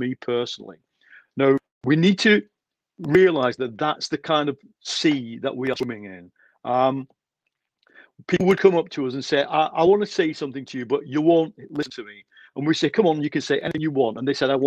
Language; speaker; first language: English; native; English